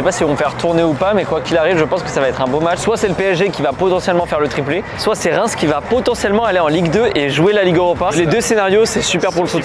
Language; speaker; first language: French; native; French